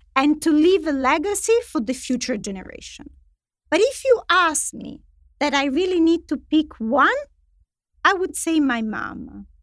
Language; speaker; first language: English; non-native, fluent; Italian